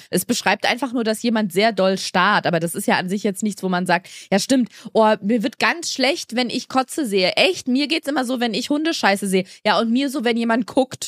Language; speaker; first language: German; native; German